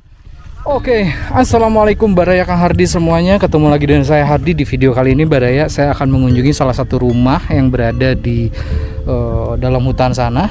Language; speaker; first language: Indonesian; non-native, local second language; Sundanese